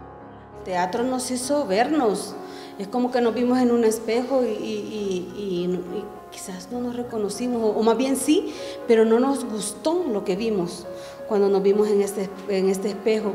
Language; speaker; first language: Spanish; native; Spanish